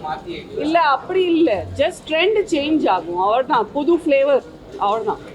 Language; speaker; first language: Tamil; non-native, fluent; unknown